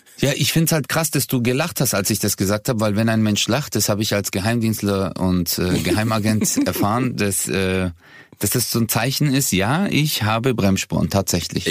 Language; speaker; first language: German; early bilingual, other home language; Turkish